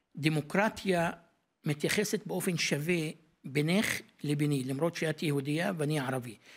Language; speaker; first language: Hebrew; non-native, local second language; Arabic